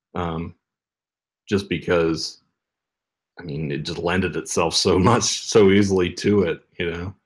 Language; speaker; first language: English; native; English